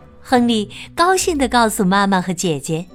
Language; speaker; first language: Chinese; native; Chinese